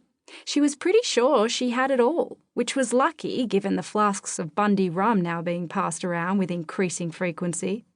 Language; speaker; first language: English; native; English